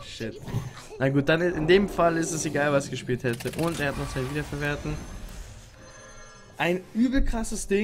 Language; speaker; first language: German; native; German